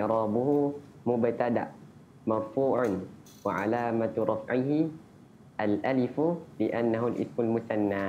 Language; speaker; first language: Arabic; non-native, learner; Malay